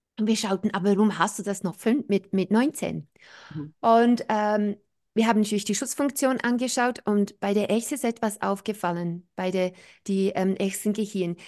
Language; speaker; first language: German; non-native, fluent; English